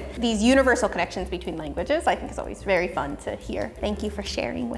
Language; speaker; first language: English; native; English